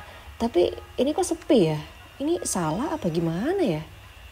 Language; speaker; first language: Indonesian; native; Indonesian